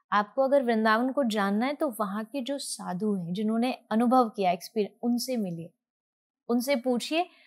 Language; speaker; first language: Hindi; native; Hindi